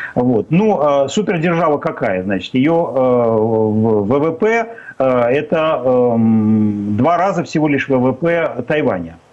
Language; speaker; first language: Russian; native; Russian